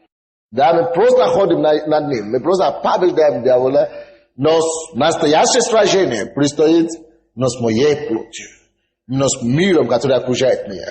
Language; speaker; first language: Russian; non-native, fluent; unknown